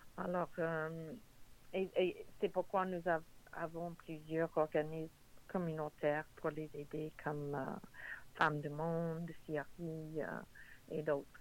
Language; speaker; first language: French; non-native, local second language; English